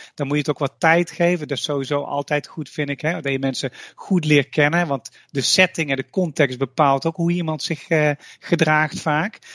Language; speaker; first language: Dutch; native; Dutch